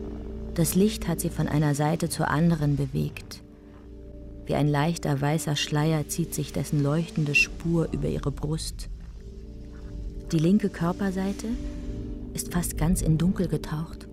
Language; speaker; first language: German; native; German